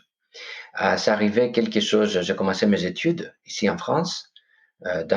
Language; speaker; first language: French; non-native, fluent; Greek